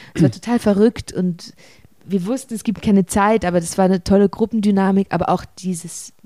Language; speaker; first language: German; native; German